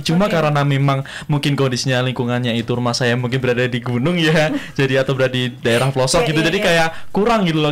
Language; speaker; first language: Indonesian; native; Indonesian